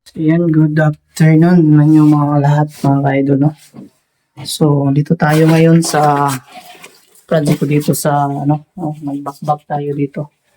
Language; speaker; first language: Filipino; non-native, local second language; Cebuano